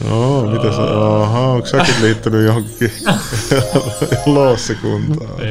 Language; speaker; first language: Finnish; native; Finnish